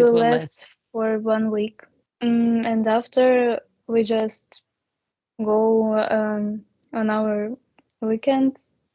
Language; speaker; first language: English; non-native, learner; Russian